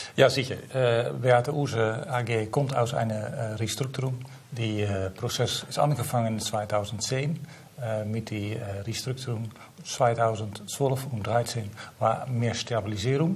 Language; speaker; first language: German; non-native, learner; Dutch